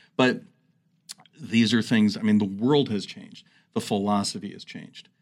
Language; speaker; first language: English; native; English